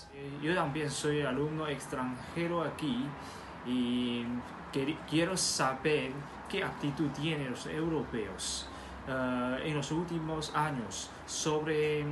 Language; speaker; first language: Spanish; non-native, fluent; Chinese